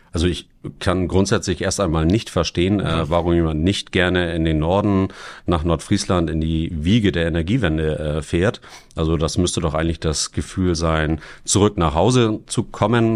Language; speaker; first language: German; native; German